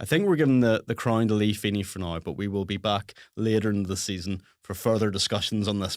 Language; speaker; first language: English; native; English